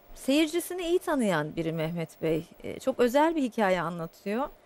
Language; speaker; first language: Turkish; non-native, fluent; Portuguese